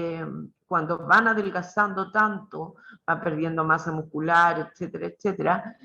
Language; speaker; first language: Spanish; native; Spanish